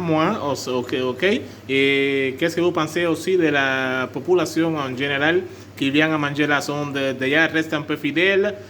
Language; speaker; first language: French; non-native, fluent; Spanish